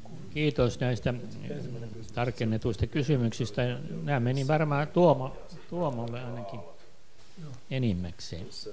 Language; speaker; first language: Finnish; native; Finnish